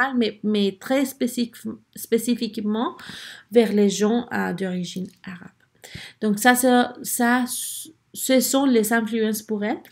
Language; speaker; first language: French; non-native, learner; Spanish